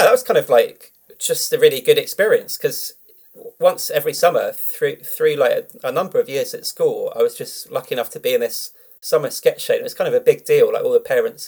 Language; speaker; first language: English; native; English